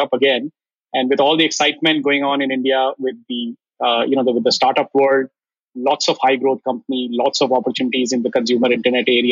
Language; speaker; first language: English; non-native, local second language; Hindi